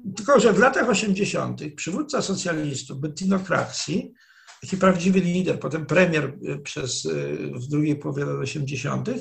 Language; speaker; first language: Polish; native; Polish